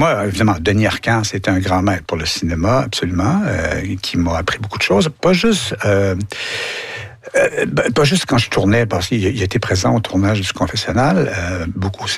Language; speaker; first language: French; native; French